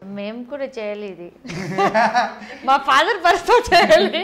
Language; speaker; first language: Telugu; non-native, learner; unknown